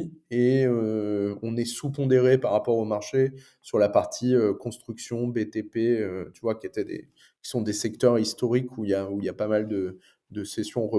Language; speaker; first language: French; native; French